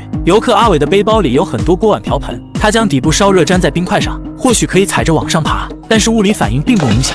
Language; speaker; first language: Chinese; native; Chinese